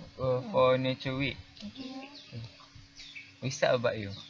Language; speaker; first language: English; non-native, learner; Malay